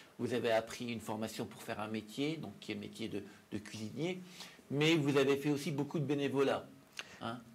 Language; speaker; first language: French; native; French